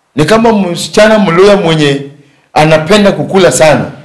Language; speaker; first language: Swahili; native; Swahili